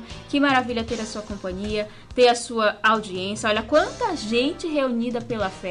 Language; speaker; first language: Portuguese; native; Portuguese